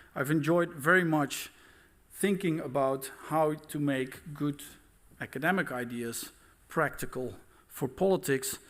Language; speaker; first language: English; non-native, fluent; Dutch